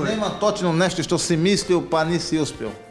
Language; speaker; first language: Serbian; non-native, learner; Portuguese